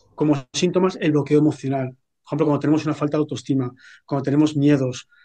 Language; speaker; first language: Spanish; native; Spanish